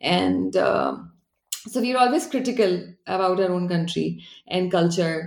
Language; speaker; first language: English; non-native, local second language; Hindi